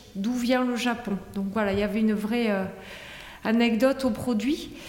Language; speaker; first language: French; native; French